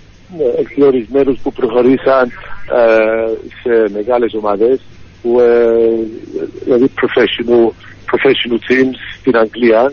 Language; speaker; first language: Greek; early bilingual, heritage; Greek